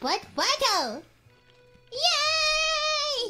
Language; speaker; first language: English; non-native, learner; Japanese